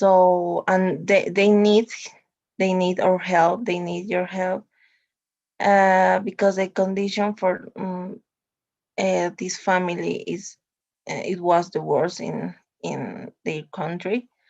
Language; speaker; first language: English; non-native, learner; Spanish